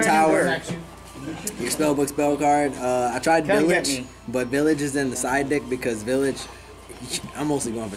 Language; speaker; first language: English; native; English